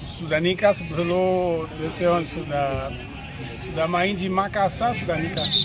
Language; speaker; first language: Indonesian; non-native, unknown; Portuguese